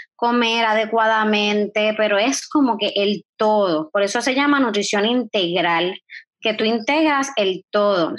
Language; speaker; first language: Spanish; native; Spanish